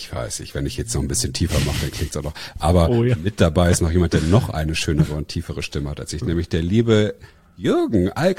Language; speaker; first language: German; native; German